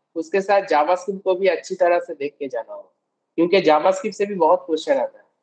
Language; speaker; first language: Hindi; non-native, local second language; Bangla